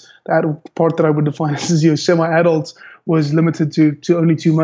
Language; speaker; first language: English; native; English